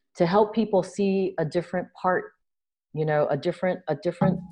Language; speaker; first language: English; native; English